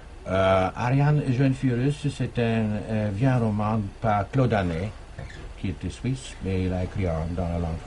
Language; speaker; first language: French; non-native, fluent; German